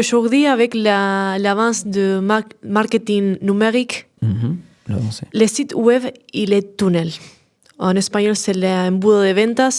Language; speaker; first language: French; non-native, learner; Spanish